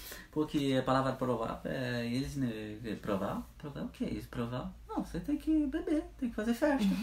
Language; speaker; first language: Portuguese; non-native, fluent; French